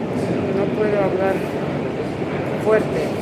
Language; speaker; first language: Spanish; non-native, learner; Romanian